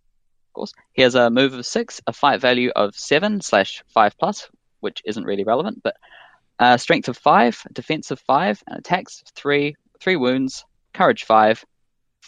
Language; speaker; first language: English; native; English